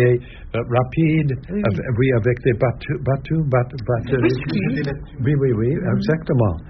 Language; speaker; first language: French; non-native, learner; English